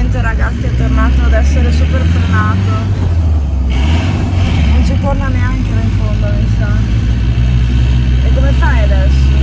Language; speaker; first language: Italian; native; Italian